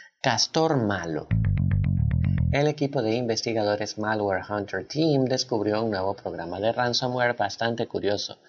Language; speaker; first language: Spanish; native; Spanish